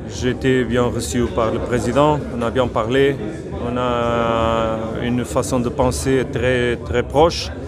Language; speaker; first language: French; non-native, fluent; Portuguese